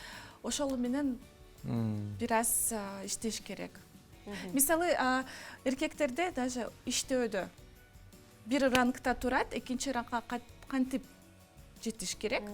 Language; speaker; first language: Kyrgyz; non-native, local second language; Russian